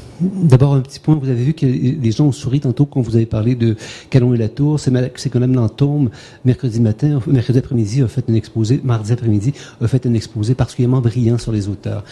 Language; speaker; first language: French; native; French